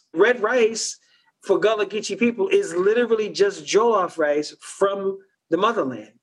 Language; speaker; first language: English; early bilingual, other home language; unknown